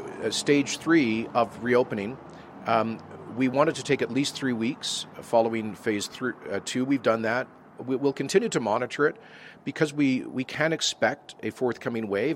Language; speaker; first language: English; native; English